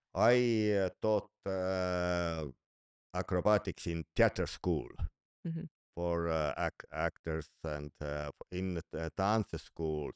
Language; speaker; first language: English; non-native, learner; Estonian